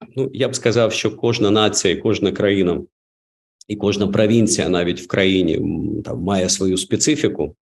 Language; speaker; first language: Ukrainian; non-native, local second language; Russian